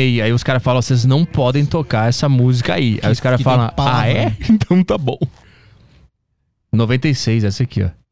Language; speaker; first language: Portuguese; native; Portuguese